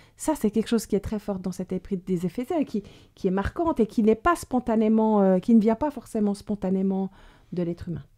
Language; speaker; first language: French; native; French